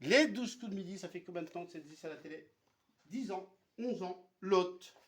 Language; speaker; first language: French; native; French